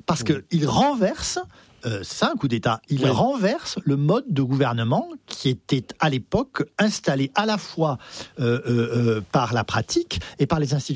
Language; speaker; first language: French; native; French